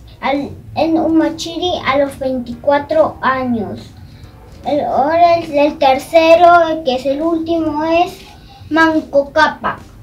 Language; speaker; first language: Spanish; native; Spanish